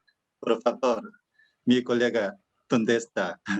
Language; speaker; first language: Spanish; non-native, fluent; Korean